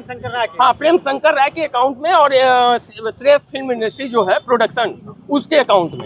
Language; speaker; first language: Hindi; native; Hindi